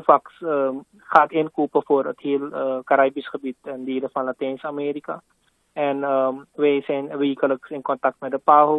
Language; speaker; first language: Dutch; native; Dutch